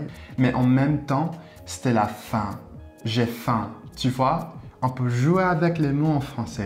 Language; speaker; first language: French; non-native, fluent; English